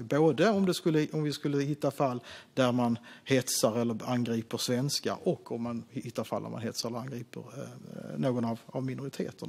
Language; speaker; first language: Swedish; native; Swedish